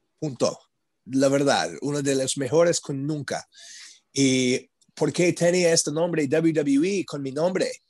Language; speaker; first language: Spanish; non-native, learner; English